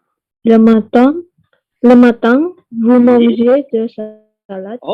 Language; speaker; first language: French; non-native, learner; Indonesian